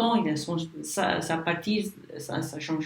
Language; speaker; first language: French; non-native, learner; English